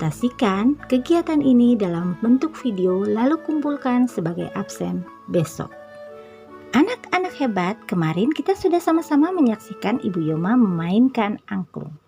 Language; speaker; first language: Indonesian; native; Indonesian